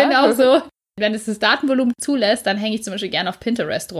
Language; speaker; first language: German; native; German